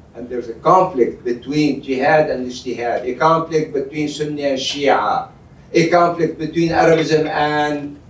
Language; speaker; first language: English; non-native, fluent; Arabic